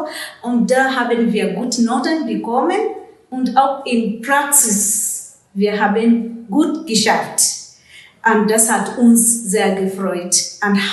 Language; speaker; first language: German; non-native, learner; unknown